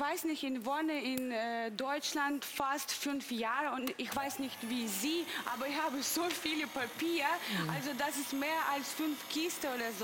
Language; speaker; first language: German; non-native, learner; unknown